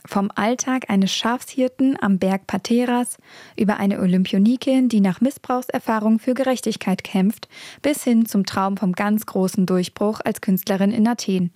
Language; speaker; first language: German; native; German